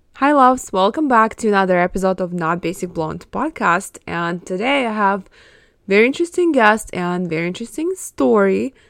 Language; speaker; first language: English; non-native, fluent; Ukrainian